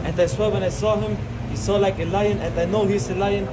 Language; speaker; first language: English; non-native, learner; German